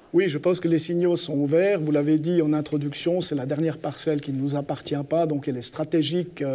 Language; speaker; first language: French; native; French